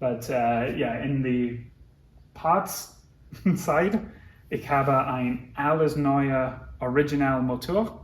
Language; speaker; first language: German; non-native, learner; English